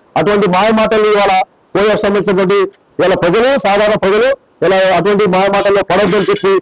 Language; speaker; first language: Telugu; non-native, local second language; Lambadi